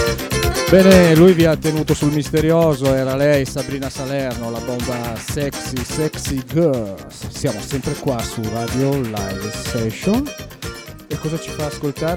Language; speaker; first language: Italian; native; Italian